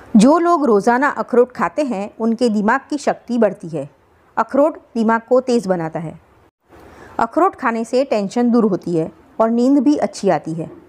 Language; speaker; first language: Hindi; non-native, local second language; Gujarati